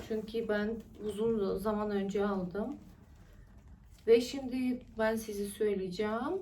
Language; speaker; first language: Turkish; non-native, fluent; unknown